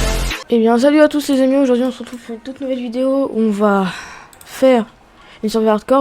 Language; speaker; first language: French; native; French